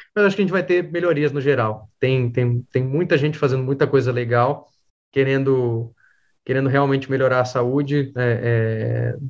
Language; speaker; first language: Portuguese; native; Portuguese